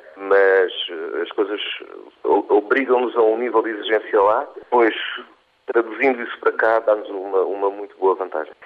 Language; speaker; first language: Portuguese; non-native, fluent; English